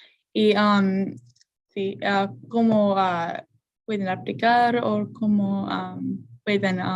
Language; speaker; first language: Spanish; non-native, learner; English